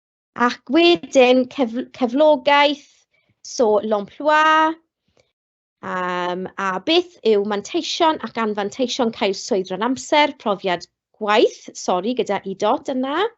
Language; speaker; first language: Welsh; non-native, local second language; English